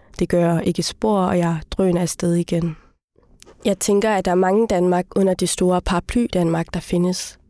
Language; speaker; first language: Danish; early bilingual, other home language; Somali